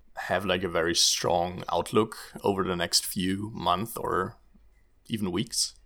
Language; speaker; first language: English; non-native, fluent; German